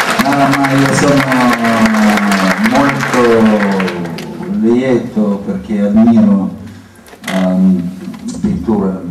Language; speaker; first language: Italian; non-native, learner; Russian